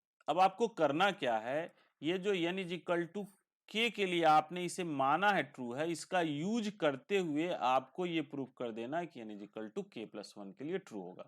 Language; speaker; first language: Hindi; native; Hindi